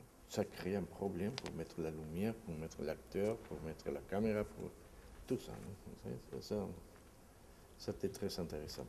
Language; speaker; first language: French; non-native, fluent; Spanish